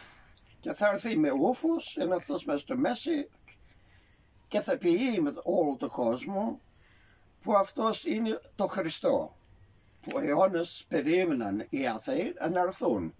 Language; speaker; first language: Greek; early bilingual, heritage; Greek